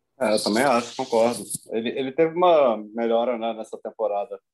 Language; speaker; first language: Portuguese; native; Portuguese